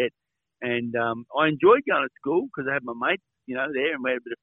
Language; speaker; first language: English; native; English